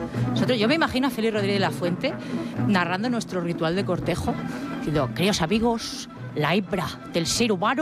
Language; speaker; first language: Spanish; native; Spanish